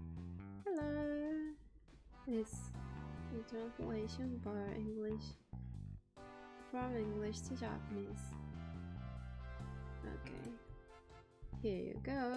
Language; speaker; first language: English; non-native, learner; Japanese